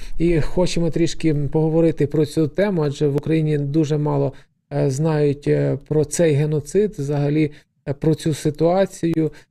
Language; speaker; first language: Ukrainian; native; Ukrainian